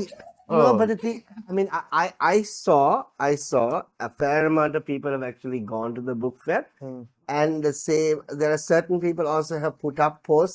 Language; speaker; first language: English; non-native, local second language; Sinhala